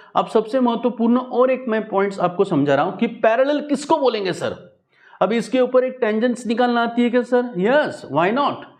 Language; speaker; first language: Hindi; non-native, local second language; Marathi